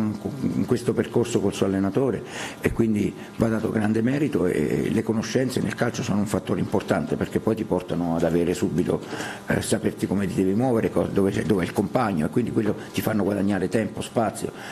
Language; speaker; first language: Italian; native; Italian